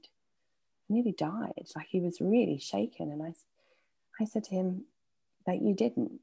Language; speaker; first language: English; native; English